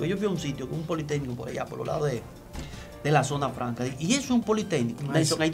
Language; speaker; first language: Spanish; native; Spanish